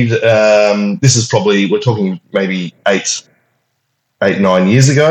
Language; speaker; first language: English; native; English